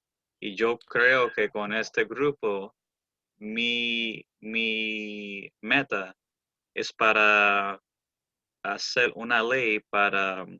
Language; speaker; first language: Spanish; early bilingual, heritage; Spanish